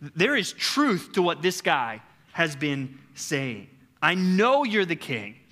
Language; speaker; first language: English; native; English